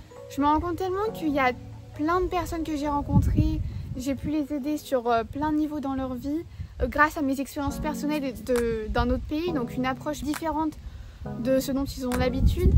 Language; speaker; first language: French; native; French